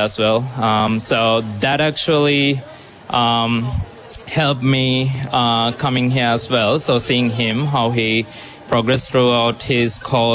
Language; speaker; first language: English; non-native, local second language; Sinhala